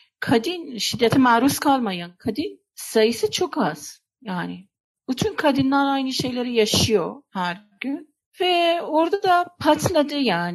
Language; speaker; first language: Turkish; non-native, fluent; Persian